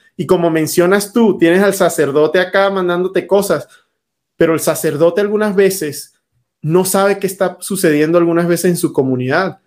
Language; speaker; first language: Spanish; native; Spanish